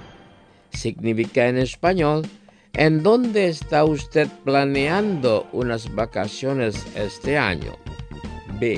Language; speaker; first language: Spanish; non-native, fluent; Indonesian